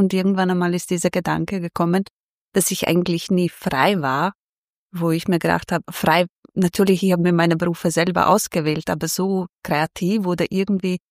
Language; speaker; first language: German; non-native, fluent; Bosnian